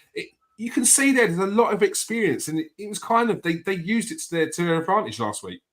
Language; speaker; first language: English; native; English